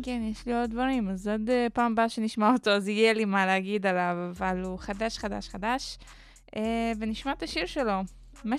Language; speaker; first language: Hebrew; non-native, local second language; Arabic